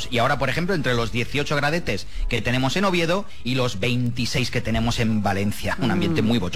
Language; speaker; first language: Spanish; native; Spanish